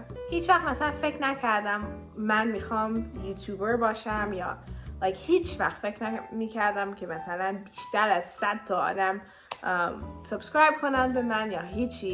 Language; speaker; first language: Persian; early bilingual, heritage; Persian